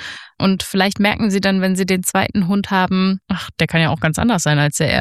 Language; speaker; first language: German; native; German